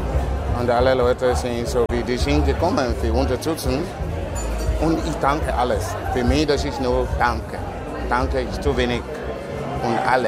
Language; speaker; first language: German; non-native, learner; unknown